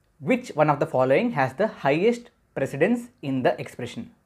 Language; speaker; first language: English; non-native, local second language; Telugu